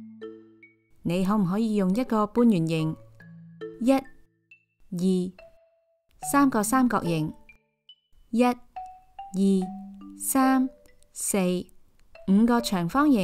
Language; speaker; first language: Cantonese; native; Cantonese